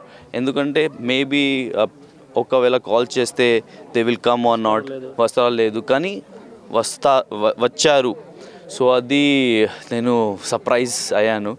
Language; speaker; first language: Telugu; non-native, learner; Hindi